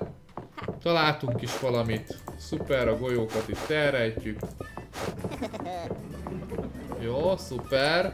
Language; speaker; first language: Hungarian; native; Hungarian